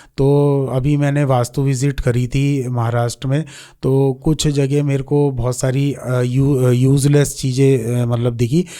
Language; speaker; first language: Hindi; native; Hindi